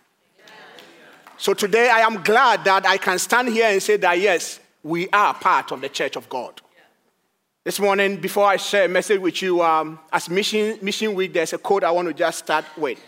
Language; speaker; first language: English; non-native, local second language; Akan